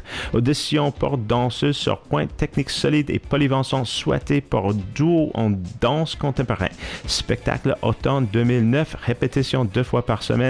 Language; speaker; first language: French; non-native, fluent; English